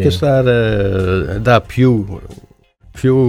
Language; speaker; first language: Italian; non-native, learner; Swedish